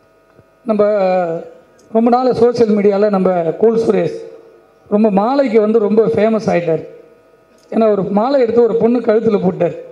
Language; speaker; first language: Tamil; native; Tamil